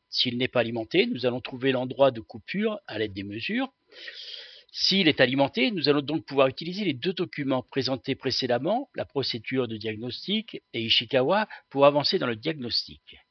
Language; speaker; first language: French; native; French